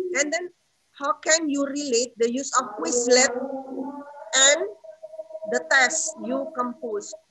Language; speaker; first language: English; non-native, fluent; Indonesian